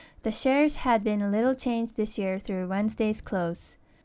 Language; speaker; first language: English; early bilingual, other home language; Japanese